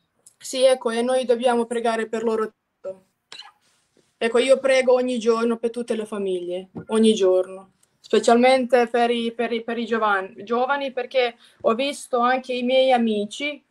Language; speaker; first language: Italian; non-native, fluent; Croatian